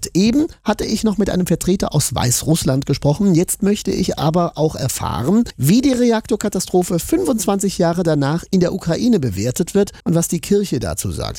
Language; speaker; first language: German; native; German